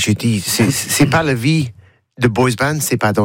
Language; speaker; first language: French; non-native, learner; English